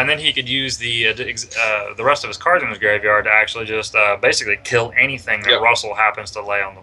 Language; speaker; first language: English; native; English